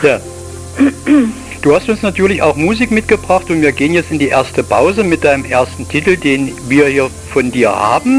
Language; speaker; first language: German; native; German